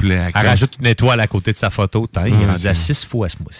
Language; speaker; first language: French; native; French